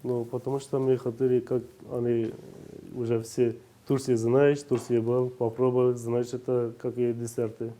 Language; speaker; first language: Russian; non-native, learner; Turkish